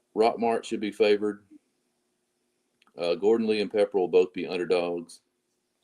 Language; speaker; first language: English; native; English